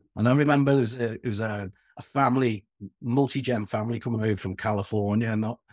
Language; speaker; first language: English; native; English